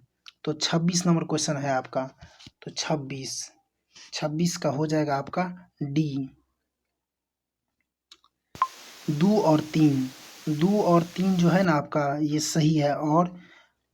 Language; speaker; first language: Hindi; native; Hindi